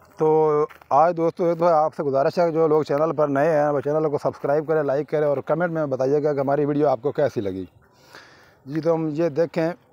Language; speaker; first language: Urdu; non-native, local second language; Punjabi